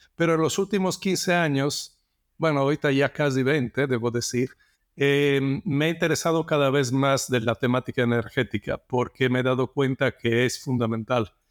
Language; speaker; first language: Spanish; non-native, fluent; Italian